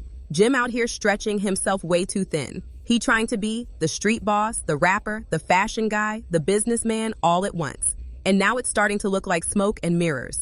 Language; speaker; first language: English; native; English